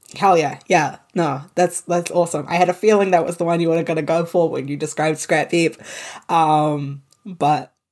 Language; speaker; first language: English; native; English